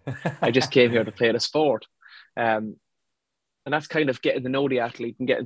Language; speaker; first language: English; native; English